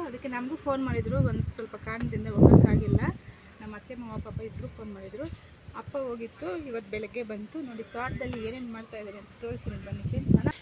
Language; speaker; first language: Kannada; non-native, local second language; Telugu